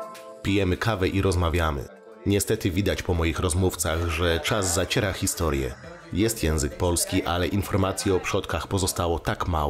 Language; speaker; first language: Polish; native; Polish